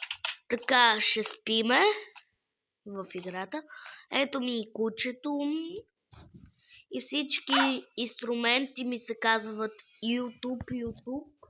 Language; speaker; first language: Bulgarian; native; Bulgarian